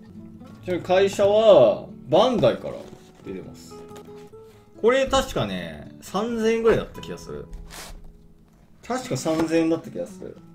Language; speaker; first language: Japanese; native; Japanese